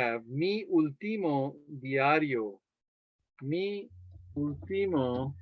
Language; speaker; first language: Spanish; non-native, fluent; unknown